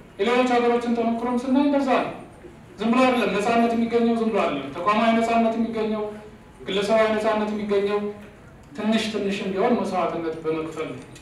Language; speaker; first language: Amharic; native; Amharic